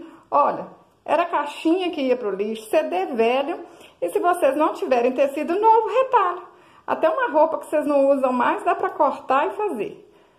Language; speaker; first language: Portuguese; native; Portuguese